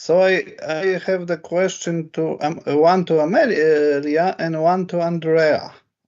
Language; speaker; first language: English; non-native, learner; Polish